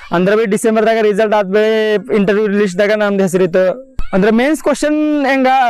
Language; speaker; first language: Kannada; non-native, local second language; Marathi